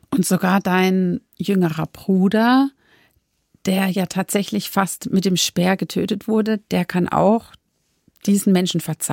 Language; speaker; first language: German; native; German